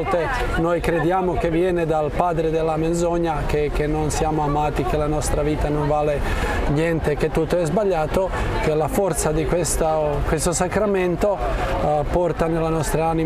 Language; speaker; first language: Italian; non-native, fluent; Croatian